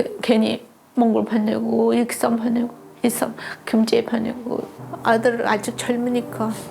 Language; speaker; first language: Korean; non-native, learner; Mongolian